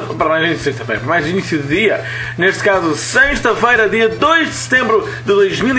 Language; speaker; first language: Portuguese; native; Portuguese